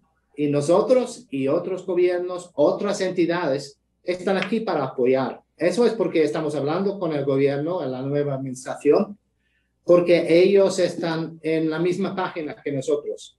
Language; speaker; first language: Spanish; non-native, fluent; English